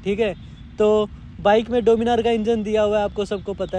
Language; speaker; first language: Hindi; native; Hindi